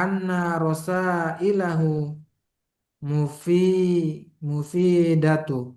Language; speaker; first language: Arabic; non-native, learner; Indonesian